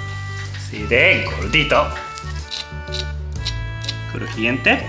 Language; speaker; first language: Spanish; non-native, fluent; Japanese